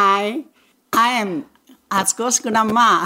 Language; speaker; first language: English; non-native, learner; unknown